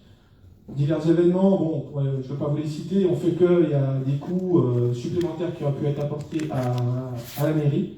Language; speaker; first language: French; native; French